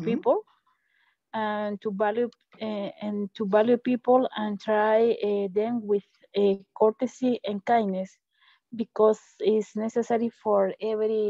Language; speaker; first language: English; non-native, learner; Spanish